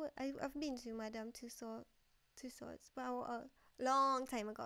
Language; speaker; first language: English; non-native, fluent; Romanian